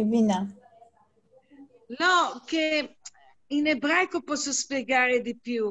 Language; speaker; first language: Italian; non-native, fluent; Hebrew